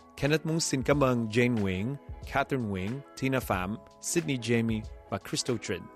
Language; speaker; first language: Vietnamese; early bilingual, heritage; Vietnamese